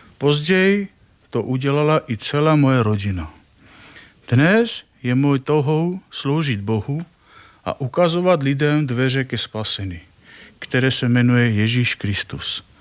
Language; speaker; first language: Czech; non-native, fluent; Armenian